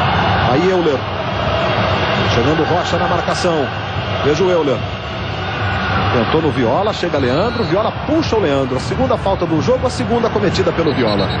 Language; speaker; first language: Portuguese; native; Portuguese